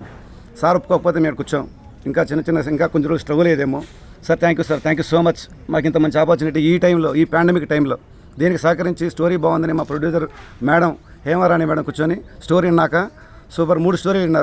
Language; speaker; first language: Telugu; native; Telugu